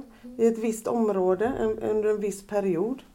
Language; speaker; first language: Swedish; native; Swedish